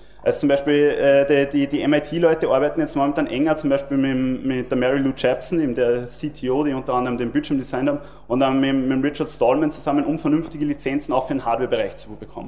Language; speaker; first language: German; native; German